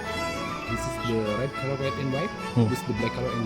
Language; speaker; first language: English; non-native, learner; Sundanese